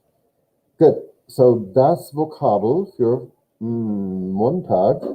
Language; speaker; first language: German; non-native, learner; English